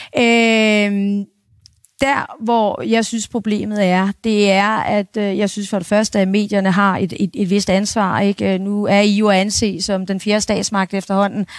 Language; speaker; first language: Danish; native; Danish